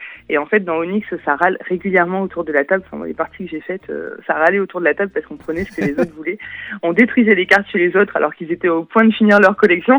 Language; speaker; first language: French; native; French